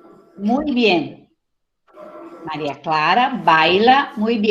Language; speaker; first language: Spanish; non-native, fluent; Portuguese